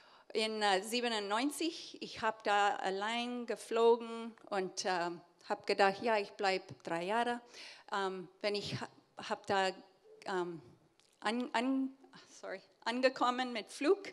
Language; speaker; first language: German; early bilingual, heritage; English